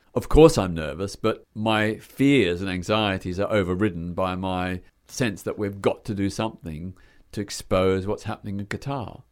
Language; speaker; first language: English; native; English